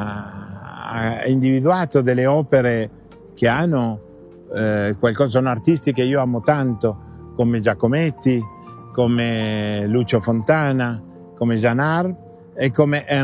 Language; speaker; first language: Italian; non-native, fluent; Spanish